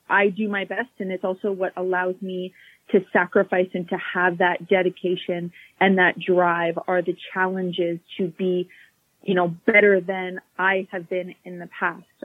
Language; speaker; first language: English; native; English